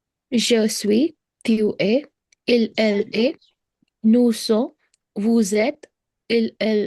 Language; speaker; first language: French; non-native, learner; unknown